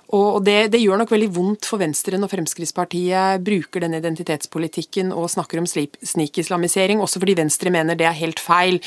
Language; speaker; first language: Norwegian; native; Norwegian